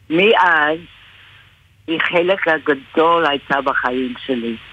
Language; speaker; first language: Hebrew; non-native, fluent; English